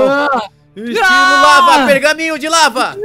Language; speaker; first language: Portuguese; native; Portuguese